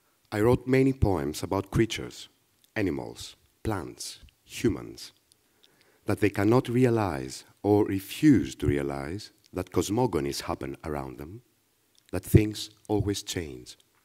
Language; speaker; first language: English; non-native, fluent; Greek